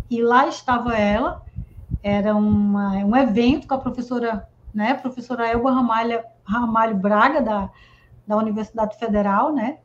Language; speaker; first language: Portuguese; native; Portuguese